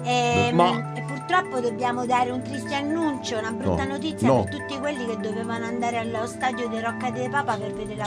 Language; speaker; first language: Italian; native; Italian